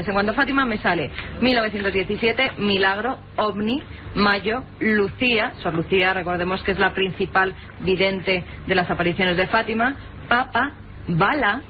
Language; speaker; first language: Spanish; native; Spanish